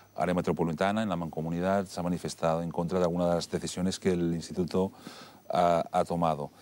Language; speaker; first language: Spanish; non-native, local second language; Catalan